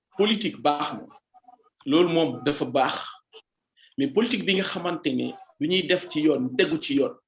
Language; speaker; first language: Wolof; non-native, local second language; Jola-Fonyi